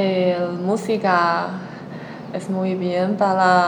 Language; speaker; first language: Spanish; non-native, learner; Chinese